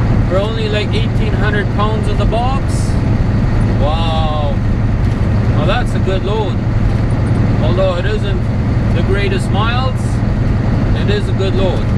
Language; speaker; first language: English; non-native, fluent; Low German